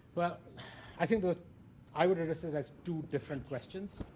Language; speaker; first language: English; non-native, local second language; Hindi